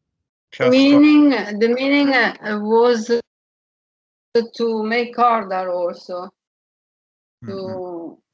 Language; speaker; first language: English; non-native, learner; Italian